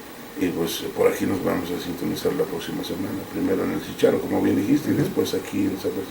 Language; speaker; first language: Spanish; native; Spanish